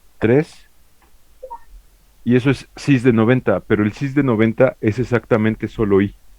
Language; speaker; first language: Spanish; native; Spanish